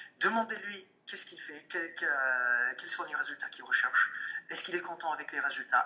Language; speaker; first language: French; non-native, fluent; English